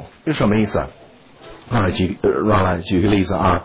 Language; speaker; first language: Chinese; non-native, fluent; English